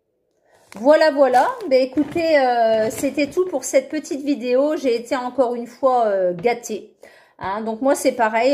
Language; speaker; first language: French; native; French